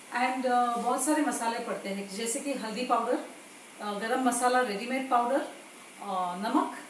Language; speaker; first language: Hindi; non-native, local second language; Gujarati